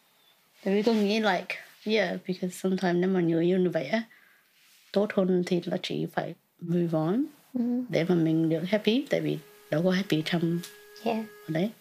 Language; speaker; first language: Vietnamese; early bilingual, heritage; Vietnamese